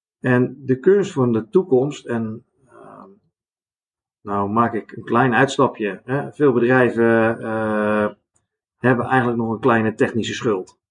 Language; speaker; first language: Dutch; native; Dutch